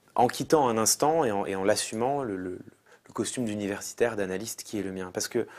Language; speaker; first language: French; native; French